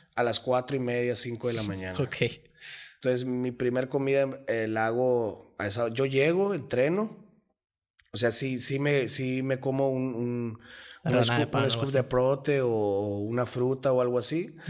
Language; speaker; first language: Spanish; native; Spanish